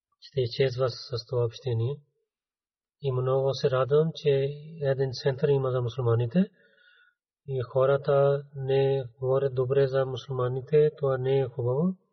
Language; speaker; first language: Bulgarian; non-native, fluent; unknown